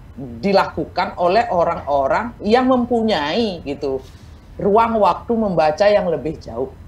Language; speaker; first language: Indonesian; native; Indonesian